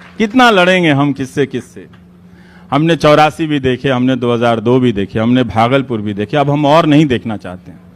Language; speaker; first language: Hindi; native; Hindi